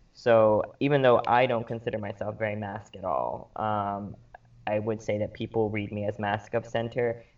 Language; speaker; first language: English; early bilingual, other home language; Arabic